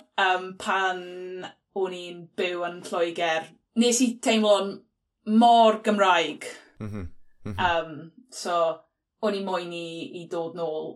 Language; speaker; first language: Welsh; non-native, local second language; English